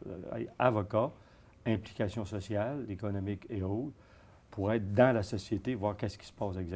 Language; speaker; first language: French; native; French